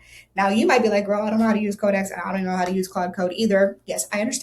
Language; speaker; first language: English; native; English